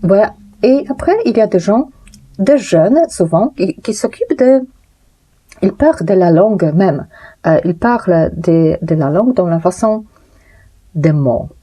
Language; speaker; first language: French; non-native, fluent; Polish